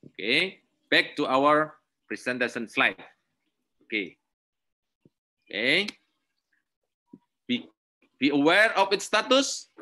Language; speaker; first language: English; non-native, learner; Indonesian